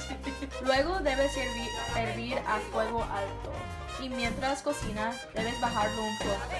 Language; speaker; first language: Spanish; non-native, learner; English